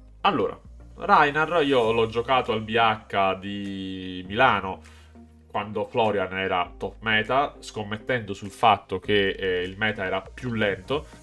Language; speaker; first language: Italian; native; Italian